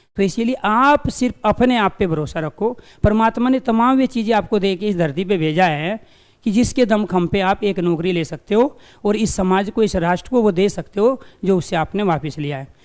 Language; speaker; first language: Hindi; native; Hindi